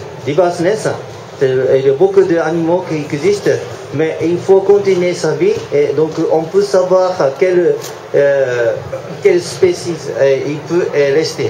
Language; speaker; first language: French; non-native, learner; Japanese